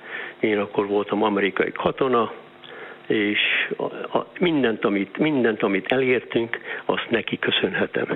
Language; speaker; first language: Hungarian; early bilingual, heritage; Hungarian